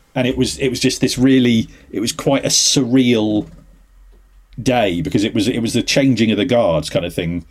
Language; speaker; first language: English; native; English